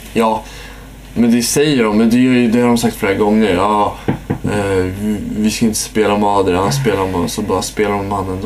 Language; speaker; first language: Swedish; native; Swedish